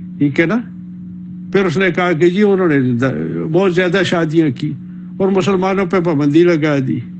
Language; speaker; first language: Urdu; native; Urdu